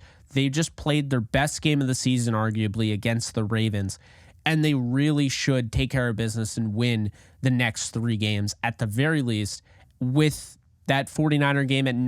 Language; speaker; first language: English; native; English